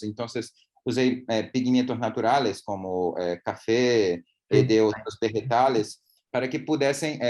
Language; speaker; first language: Spanish; non-native, learner; Portuguese